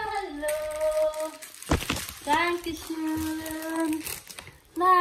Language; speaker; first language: German; non-native, learner; Filipino